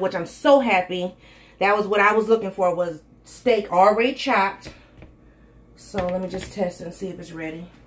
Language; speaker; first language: English; native; English